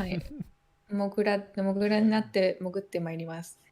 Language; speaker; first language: Japanese; native; Japanese